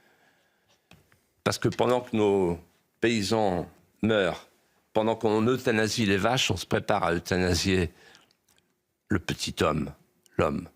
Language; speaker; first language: French; native; French